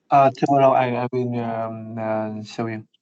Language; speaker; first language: English; non-native, learner; Vietnamese